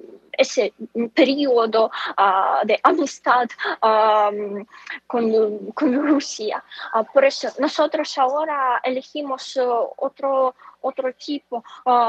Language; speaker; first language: Spanish; non-native, fluent; Ukrainian